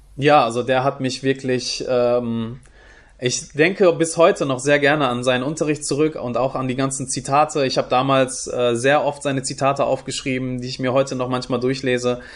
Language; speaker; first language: German; early bilingual, other home language; Turkish